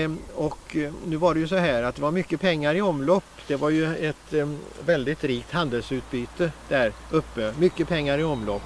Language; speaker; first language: Swedish; native; Swedish